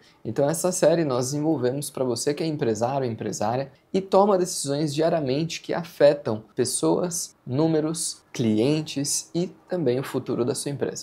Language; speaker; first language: Portuguese; native; Portuguese